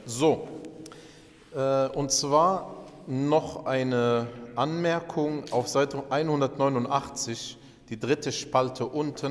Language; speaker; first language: German; early bilingual, other home language; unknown